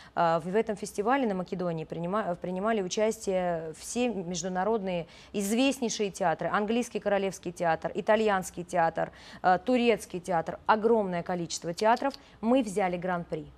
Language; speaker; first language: Russian; native; Russian